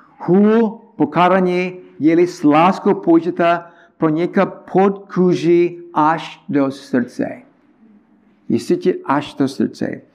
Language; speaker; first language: Czech; non-native, learner; English